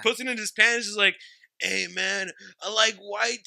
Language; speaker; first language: English; early bilingual, other home language; Spanish